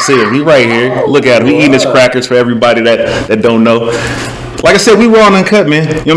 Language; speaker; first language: English; native; English